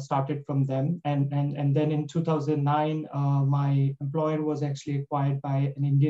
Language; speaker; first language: English; non-native, local second language; Hindi